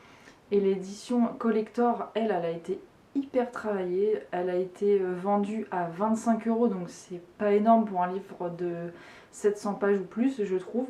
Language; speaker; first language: French; native; French